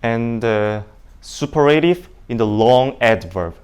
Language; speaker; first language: English; non-native, learner; Indonesian